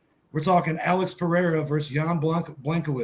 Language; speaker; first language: English; native; English